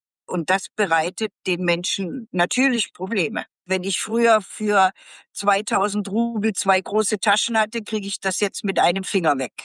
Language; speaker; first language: German; native; German